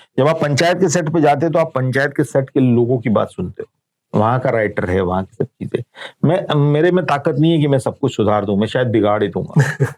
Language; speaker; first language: Hindi; native; Hindi